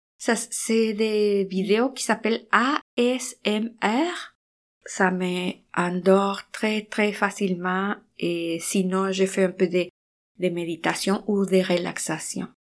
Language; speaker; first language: French; non-native, fluent; Spanish